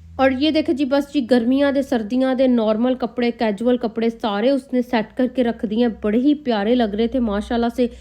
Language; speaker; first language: Urdu; non-native, local second language; Punjabi